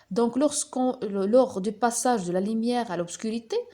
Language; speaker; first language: French; non-native, local second language; Arabic